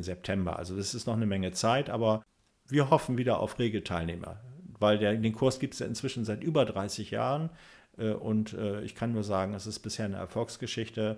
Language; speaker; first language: German; native; German